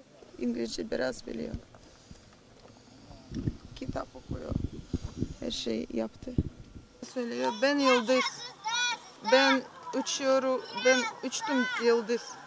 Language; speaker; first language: Turkish; non-native, learner; Russian